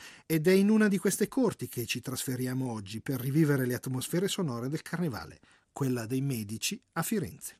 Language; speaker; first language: Italian; native; Italian